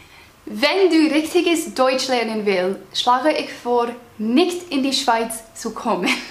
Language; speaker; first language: German; non-native, fluent; English